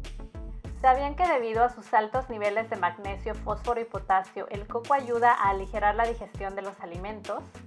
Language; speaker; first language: Spanish; native; Spanish